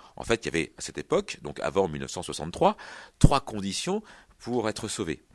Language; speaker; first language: French; native; French